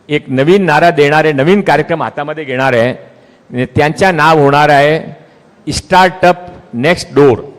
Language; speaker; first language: Marathi; non-native, local second language; Hindi